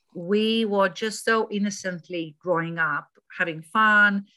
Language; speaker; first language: English; non-native, fluent; Romanian